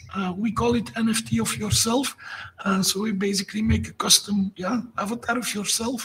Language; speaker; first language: English; non-native, fluent; Dutch